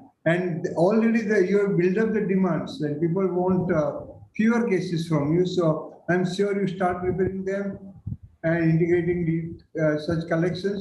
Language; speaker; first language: English; non-native, local second language; Hindi